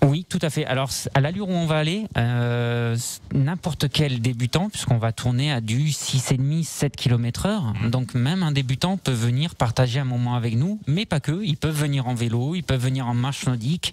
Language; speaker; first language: French; native; French